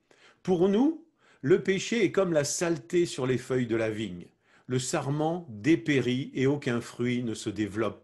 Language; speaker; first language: French; native; French